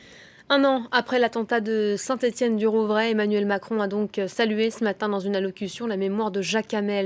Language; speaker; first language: French; native; French